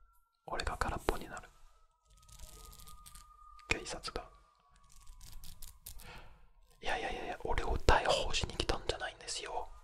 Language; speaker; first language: Japanese; non-native, fluent; French